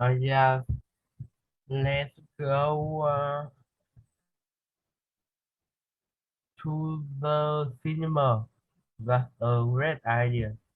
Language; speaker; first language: English; non-native, learner; Vietnamese